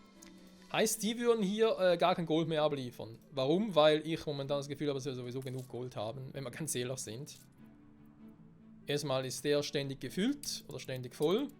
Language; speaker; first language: German; native; German